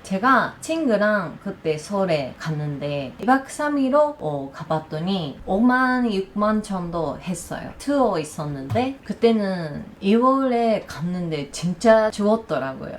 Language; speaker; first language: Korean; non-native, learner; Japanese